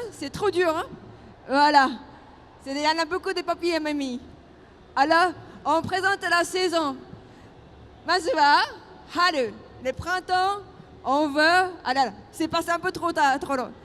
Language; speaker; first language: French; non-native, fluent; Japanese